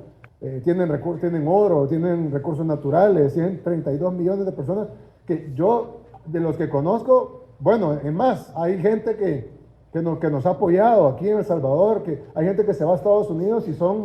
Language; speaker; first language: Spanish; native; Spanish